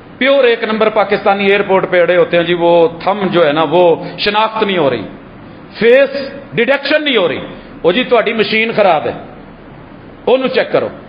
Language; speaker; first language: Urdu; non-native, local second language; Punjabi